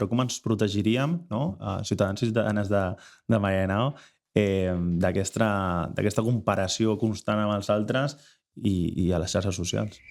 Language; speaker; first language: Catalan; native; Catalan